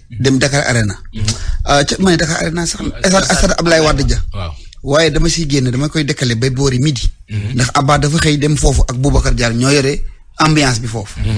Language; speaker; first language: Wolof; native; Wolof